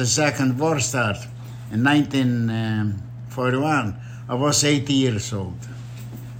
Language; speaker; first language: English; non-native, learner; Romanian